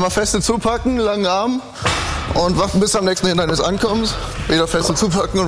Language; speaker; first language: German; native; German